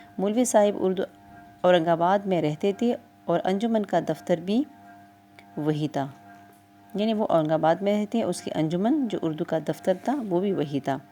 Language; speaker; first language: Urdu; non-native, local second language; Pashto